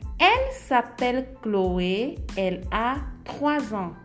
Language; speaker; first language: French; non-native, fluent; Spanish